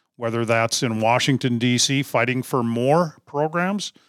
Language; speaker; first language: English; native; English